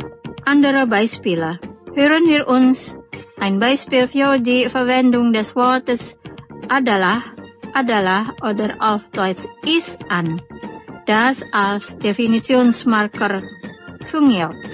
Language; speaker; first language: German; non-native, fluent; Indonesian